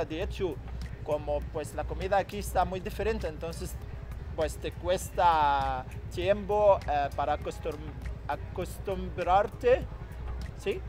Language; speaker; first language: Spanish; non-native, fluent; Arabic